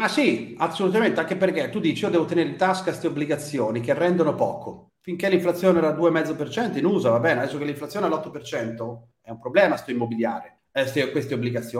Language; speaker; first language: Italian; native; Italian